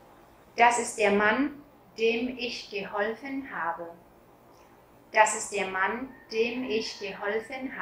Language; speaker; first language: German; non-native, fluent; Vietnamese